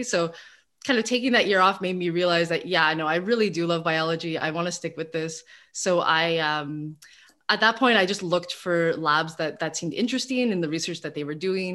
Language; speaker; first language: English; native; English